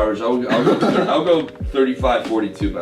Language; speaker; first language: English; native; English